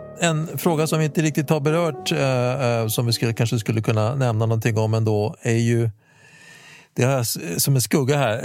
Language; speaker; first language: Swedish; native; Swedish